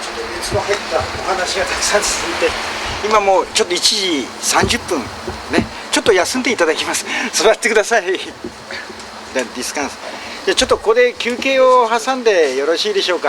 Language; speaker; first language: Japanese; native; Japanese